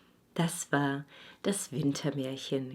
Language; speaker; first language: German; native; German